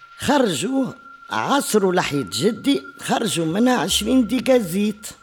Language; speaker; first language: Arabic; native; Arabic